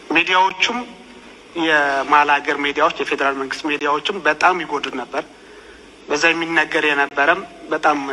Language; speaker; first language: Amharic; non-native, local second language; Tigrinya